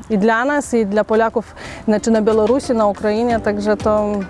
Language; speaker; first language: Polish; early bilingual, heritage; Polish